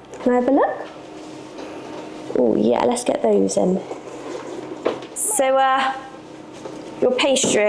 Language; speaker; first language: English; native; English